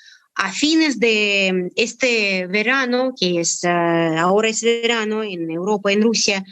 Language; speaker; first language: Spanish; non-native, fluent; Russian